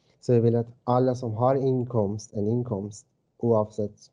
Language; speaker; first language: Swedish; non-native, fluent; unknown